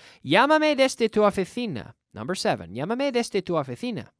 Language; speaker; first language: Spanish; non-native, fluent; English